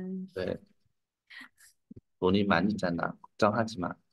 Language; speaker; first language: Korean; non-native, fluent; Vietnamese